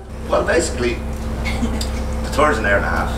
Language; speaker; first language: English; native; English